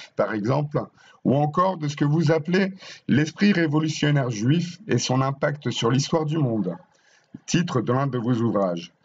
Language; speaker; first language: French; native; French